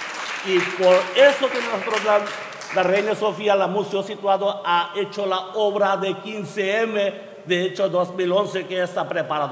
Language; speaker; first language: Spanish; non-native, learner; Bangla